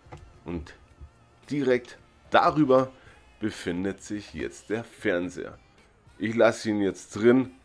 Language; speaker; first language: German; native; German